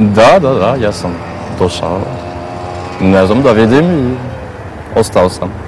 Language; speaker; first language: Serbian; non-native, fluent; French